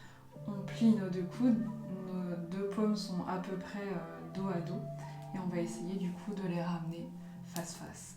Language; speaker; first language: French; native; French